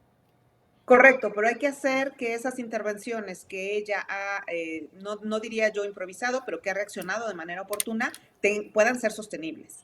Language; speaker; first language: Spanish; native; Spanish